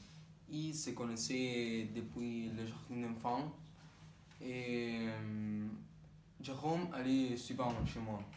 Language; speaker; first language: French; non-native, learner; Spanish